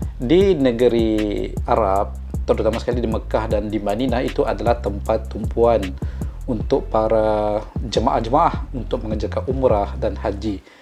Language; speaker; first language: Malay; native; Malay